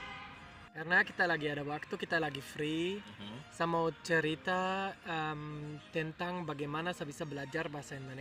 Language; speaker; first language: Indonesian; non-native, fluent; German